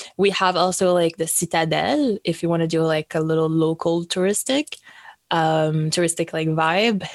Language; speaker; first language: English; non-native, fluent; French